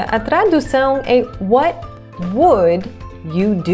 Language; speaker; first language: Portuguese; non-native, fluent; English